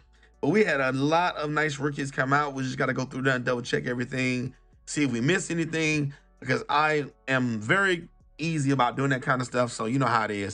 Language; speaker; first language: English; native; English